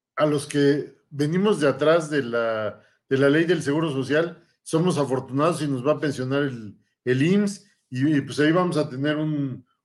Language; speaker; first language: Spanish; native; Spanish